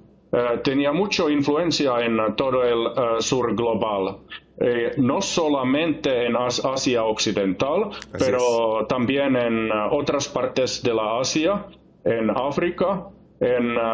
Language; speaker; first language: Spanish; non-native, fluent; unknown